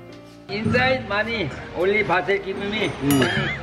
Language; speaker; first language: English; non-native, learner; Korean